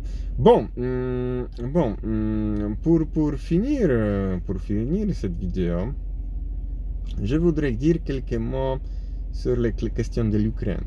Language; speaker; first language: French; non-native, fluent; Polish